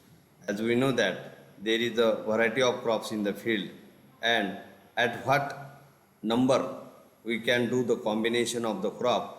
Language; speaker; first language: English; non-native, local second language; Marathi